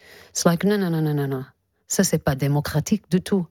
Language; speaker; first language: French; non-native, fluent; English